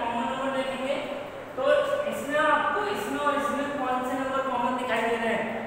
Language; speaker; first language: Hindi; native; Hindi